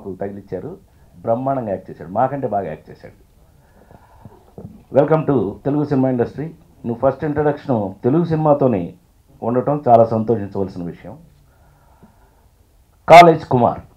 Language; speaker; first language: Telugu; native; Telugu